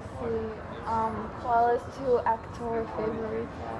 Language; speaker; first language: Spanish; non-native, learner; English